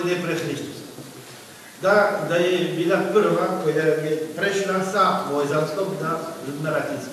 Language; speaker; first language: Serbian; non-native, fluent; French